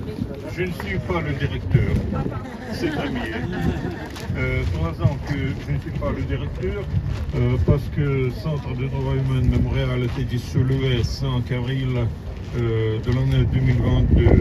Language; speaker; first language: French; non-native, learner; Russian